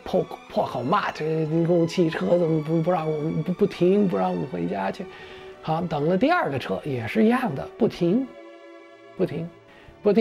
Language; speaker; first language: Chinese; non-native, fluent; English